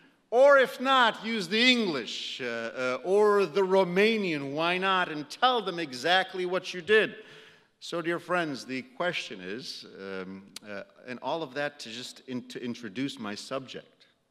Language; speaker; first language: English; early bilingual, other home language; Romanian